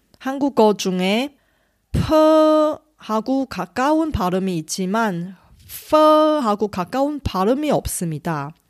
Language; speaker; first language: Korean; non-native, fluent; Chinese